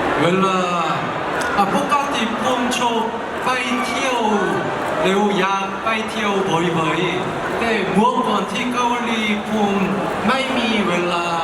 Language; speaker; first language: Thai; non-native, learner; Korean